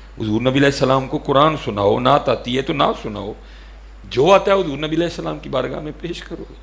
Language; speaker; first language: Urdu; non-native, local second language; Punjabi